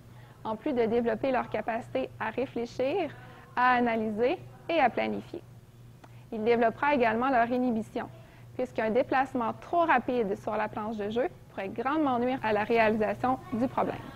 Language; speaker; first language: French; native; French